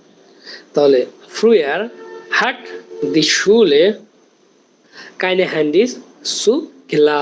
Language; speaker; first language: German; non-native, learner; Bangla